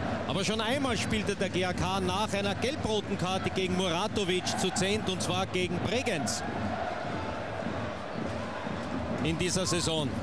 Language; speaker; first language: German; native; German